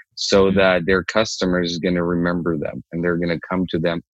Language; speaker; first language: English; non-native, fluent; Ukrainian